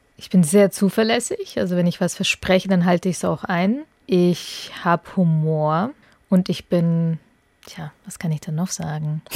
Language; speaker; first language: German; early bilingual, other home language; Russian